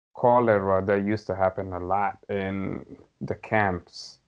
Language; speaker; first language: English; non-native, local second language; Somali